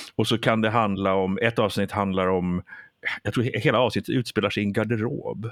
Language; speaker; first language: Swedish; early bilingual, heritage; Swedish